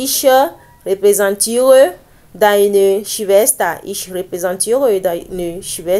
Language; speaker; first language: German; non-native, learner; French